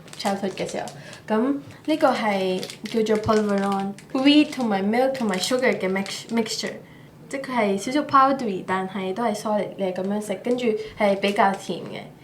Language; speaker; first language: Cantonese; early bilingual, other home language; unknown